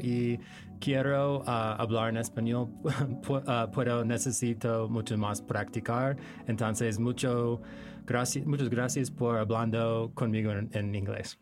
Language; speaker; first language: Spanish; non-native, learner; English